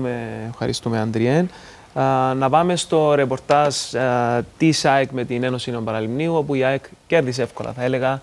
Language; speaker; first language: Greek; native; Greek